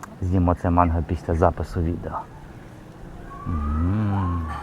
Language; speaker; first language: Ukrainian; native; Ukrainian